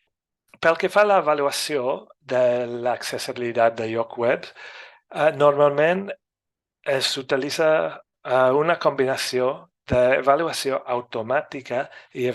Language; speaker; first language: Catalan; non-native, fluent; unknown